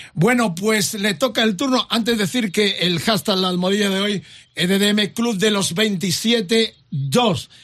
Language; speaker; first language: Spanish; native; Spanish